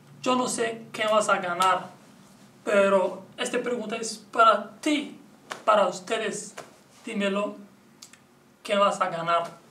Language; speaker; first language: Spanish; non-native, learner; Portuguese